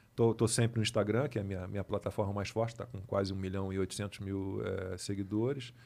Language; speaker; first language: Portuguese; native; Portuguese